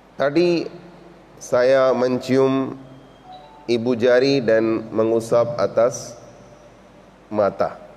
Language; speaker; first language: Indonesian; non-native, learner; Urdu